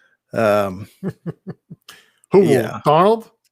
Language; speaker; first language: English; native; English